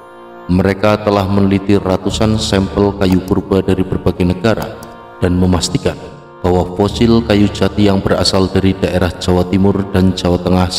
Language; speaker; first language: Indonesian; native; Indonesian